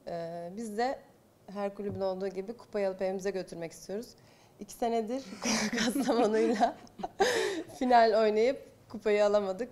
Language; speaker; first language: Turkish; native; Turkish